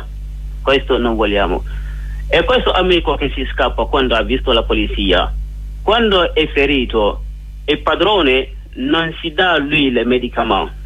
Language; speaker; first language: Italian; non-native, learner; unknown